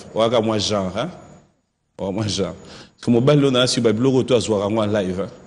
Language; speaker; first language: French; non-native, local second language; Lingala